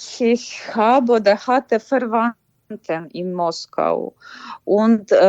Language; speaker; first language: German; non-native, fluent; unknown